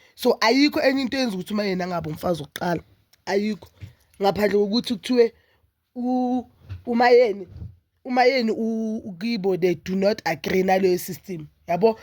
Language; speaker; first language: Zulu; native; Zulu